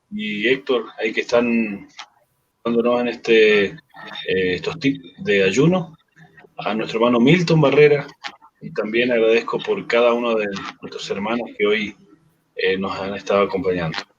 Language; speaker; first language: Spanish; native; Spanish